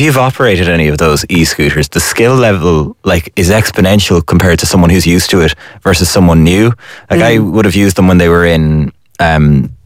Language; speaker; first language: English; native; English